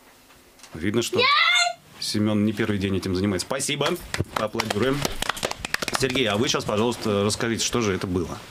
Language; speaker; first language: Russian; native; Russian